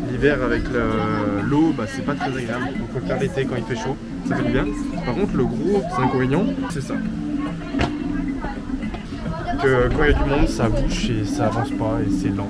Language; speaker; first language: French; native; French